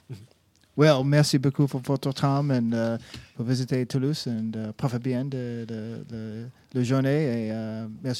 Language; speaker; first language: French; non-native, learner; English